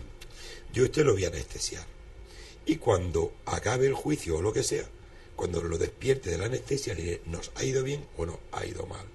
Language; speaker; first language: Spanish; native; Spanish